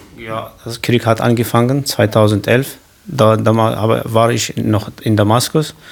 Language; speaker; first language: German; non-native, learner; Kurdish